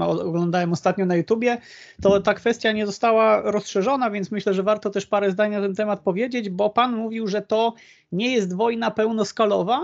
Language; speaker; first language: Polish; native; Polish